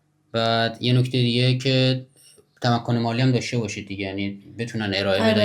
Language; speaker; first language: Persian; native; Persian